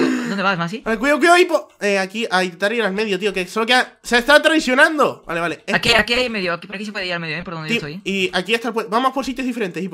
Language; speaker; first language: Spanish; native; Spanish